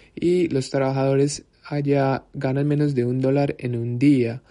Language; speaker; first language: Spanish; early bilingual, heritage; Spanish